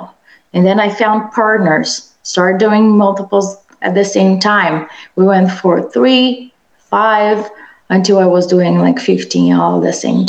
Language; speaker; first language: English; non-native, fluent; Portuguese